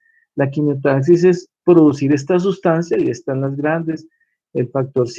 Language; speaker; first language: Spanish; native; Spanish